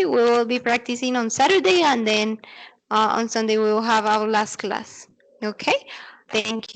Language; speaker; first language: English; non-native, fluent; Spanish